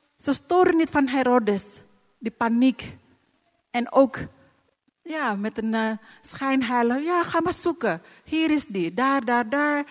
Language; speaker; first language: Dutch; non-native, fluent; Indonesian